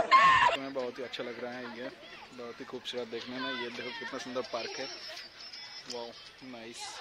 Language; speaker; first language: Hindi; non-native, local second language; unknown